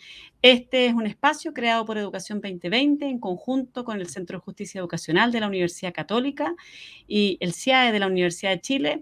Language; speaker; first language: Spanish; native; Spanish